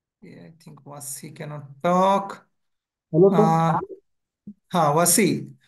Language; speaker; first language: English; non-native, local second language; Hindi